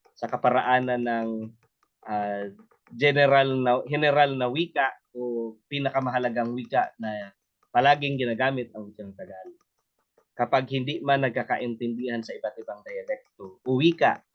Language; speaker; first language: Filipino; non-native, local second language; Bikol